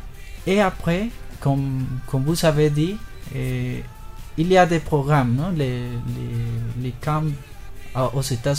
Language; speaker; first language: French; non-native, learner; Spanish